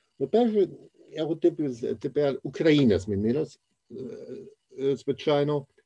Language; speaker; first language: Ukrainian; non-native, fluent; German